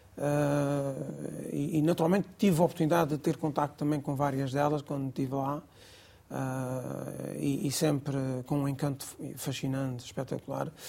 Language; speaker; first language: Portuguese; non-native, local second language; Gujarati